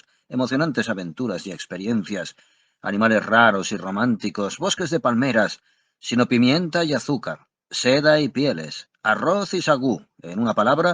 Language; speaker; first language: Spanish; native; Spanish